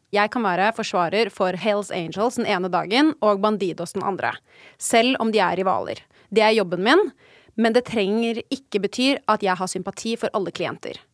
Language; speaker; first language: Norwegian; native; Norwegian